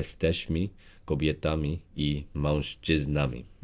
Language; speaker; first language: Polish; non-native, learner; English